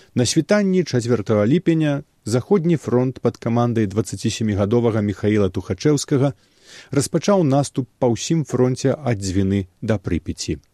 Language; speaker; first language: Belarusian; native; Belarusian